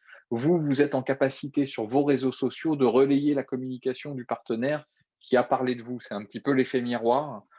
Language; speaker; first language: French; native; French